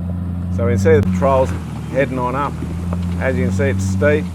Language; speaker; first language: English; native; English